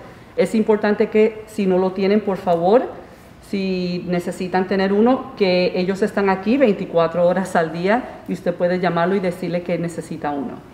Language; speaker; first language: Spanish; early bilingual, heritage; Spanish